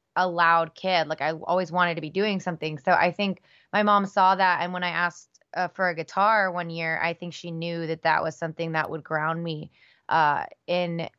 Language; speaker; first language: English; early bilingual, other home language; Spanish